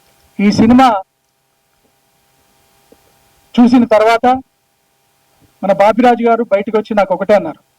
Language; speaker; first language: Telugu; native; Telugu